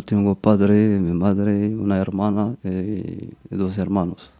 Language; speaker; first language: Spanish; non-native, fluent; Berber languages